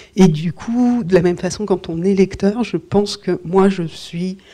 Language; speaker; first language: French; native; French